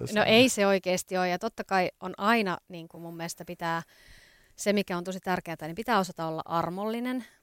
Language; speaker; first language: Finnish; native; Finnish